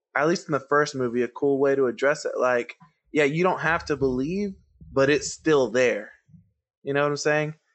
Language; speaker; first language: English; non-native, fluent; Spanish